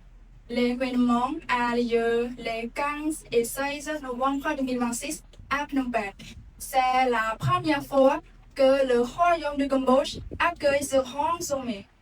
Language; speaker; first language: French; non-native, learner; Khmer